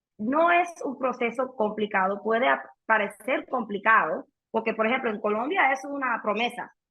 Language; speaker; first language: Spanish; early bilingual, heritage; Spanish